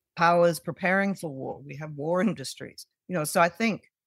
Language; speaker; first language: English; native; English